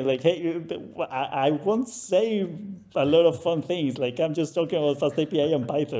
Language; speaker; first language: English; non-native, fluent; Spanish